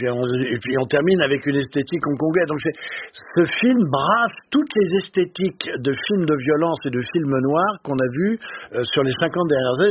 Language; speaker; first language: French; native; French